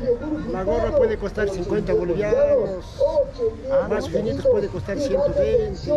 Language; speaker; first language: Spanish; native; Spanish